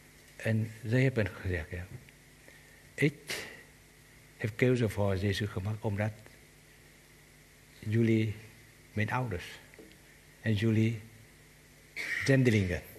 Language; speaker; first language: Dutch; non-native, learner; Vietnamese